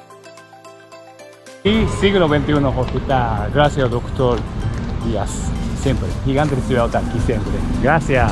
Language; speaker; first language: Spanish; non-native, learner; Japanese